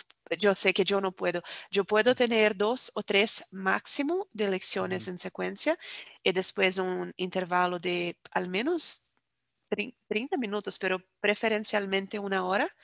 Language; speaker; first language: Spanish; non-native, fluent; Portuguese